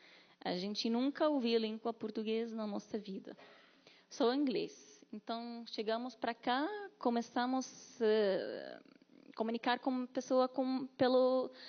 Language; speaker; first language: Portuguese; non-native, learner; Arabic